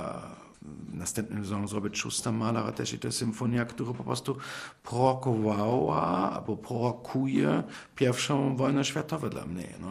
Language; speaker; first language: Polish; non-native, fluent; German